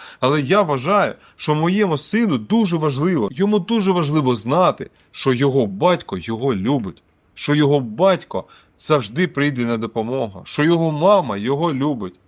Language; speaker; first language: Ukrainian; non-native, local second language; Russian